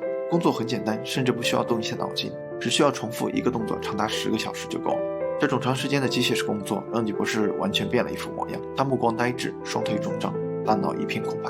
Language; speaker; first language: Chinese; native; Chinese